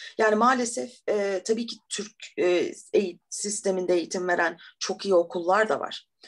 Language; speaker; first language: Turkish; native; Turkish